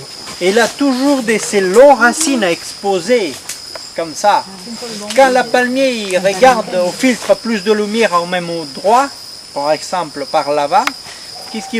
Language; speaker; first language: French; non-native, fluent; Spanish